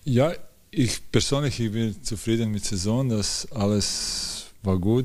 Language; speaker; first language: German; non-native, learner; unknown